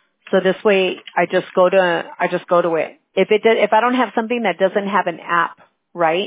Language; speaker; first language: English; early bilingual, other home language; Spanish